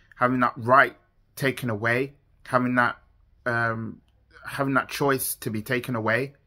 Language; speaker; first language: English; native; English